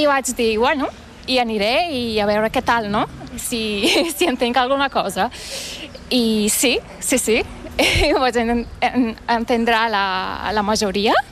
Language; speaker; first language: Catalan; non-native, fluent; Turkish